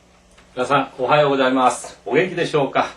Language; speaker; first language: Japanese; non-native, fluent; Korean